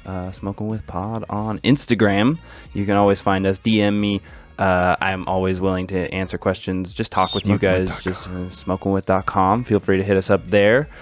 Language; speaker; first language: English; native; English